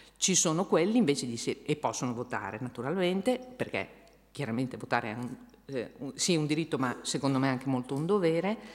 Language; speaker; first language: Italian; native; Italian